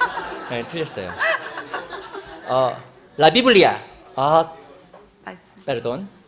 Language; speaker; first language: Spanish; non-native, learner; Korean